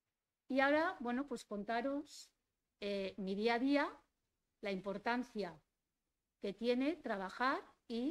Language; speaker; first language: Spanish; native; Spanish